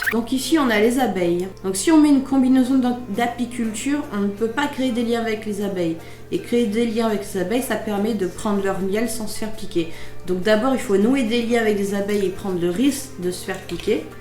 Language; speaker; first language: French; native; French